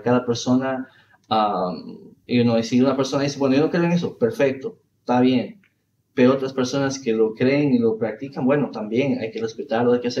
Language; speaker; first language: Spanish; early bilingual, heritage; Spanish